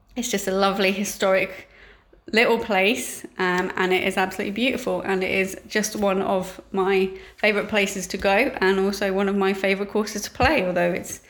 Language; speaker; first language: English; native; English